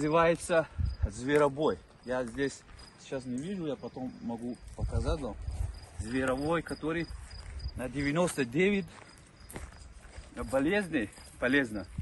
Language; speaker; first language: Russian; non-native, local second language; Tajik